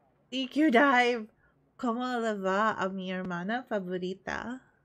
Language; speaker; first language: Spanish; non-native, learner; English